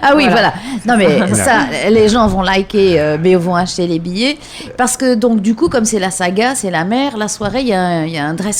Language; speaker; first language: French; native; French